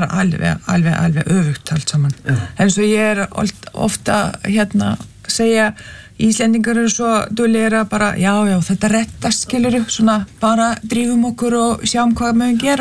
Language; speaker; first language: Icelandic; non-native, fluent; Lithuanian